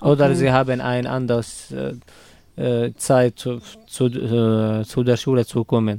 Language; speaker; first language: German; non-native, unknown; Arabic